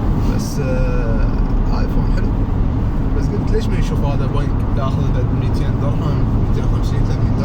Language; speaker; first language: Arabic; non-native, learner; Urdu